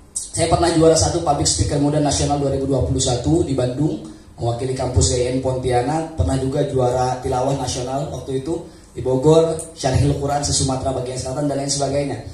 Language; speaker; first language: Indonesian; non-native, local second language; Sundanese